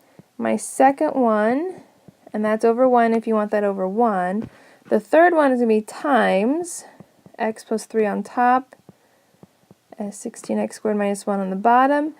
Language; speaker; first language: English; native; English